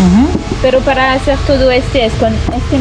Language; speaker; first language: Spanish; non-native, learner; French